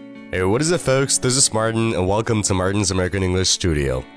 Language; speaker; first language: English; non-native, fluent; Chinese